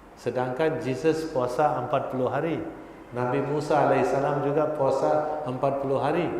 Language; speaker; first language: Malay; non-native, local second language; Tamil